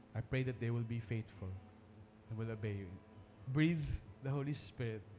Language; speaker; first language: English; non-native, local second language; Filipino